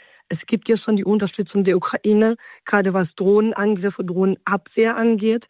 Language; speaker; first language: German; native; German